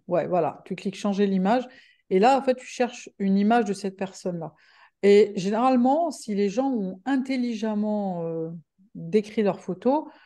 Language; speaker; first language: French; native; French